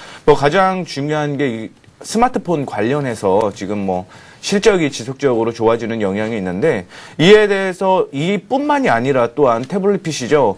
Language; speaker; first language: Korean; native; Korean